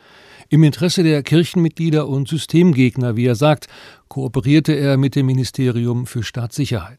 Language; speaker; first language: German; native; German